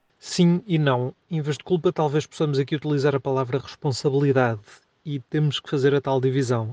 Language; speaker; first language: Portuguese; native; Portuguese